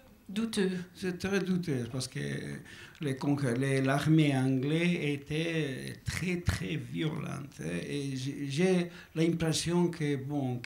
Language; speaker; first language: French; non-native, learner; Basque